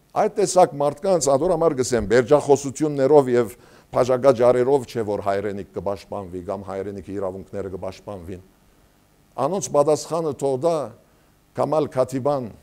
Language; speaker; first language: Armenian; early bilingual, heritage; Armenian